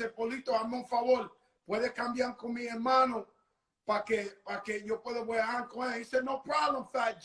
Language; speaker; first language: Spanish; early bilingual, heritage; English